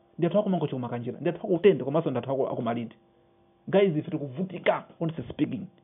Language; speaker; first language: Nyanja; non-native, local second language; Yao